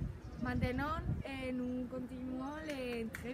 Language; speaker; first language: French; non-native, learner; Spanish